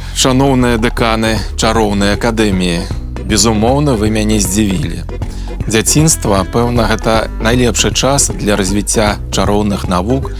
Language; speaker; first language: Belarusian; native; Belarusian